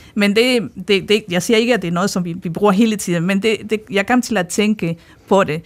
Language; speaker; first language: Danish; non-native, fluent; Spanish